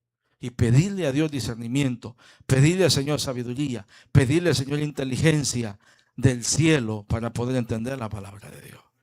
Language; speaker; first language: Spanish; native; Spanish